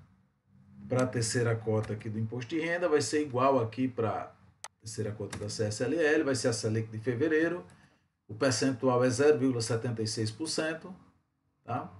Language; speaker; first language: Portuguese; native; Portuguese